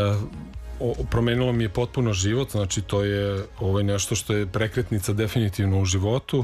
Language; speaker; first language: Serbian; native; Serbian